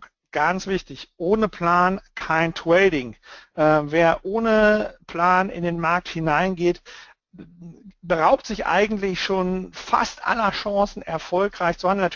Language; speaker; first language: German; native; German